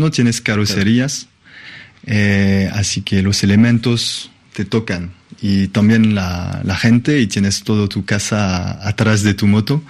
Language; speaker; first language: Spanish; non-native, fluent; French